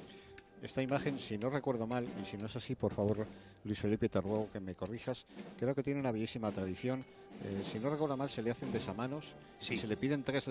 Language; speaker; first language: Spanish; native; Spanish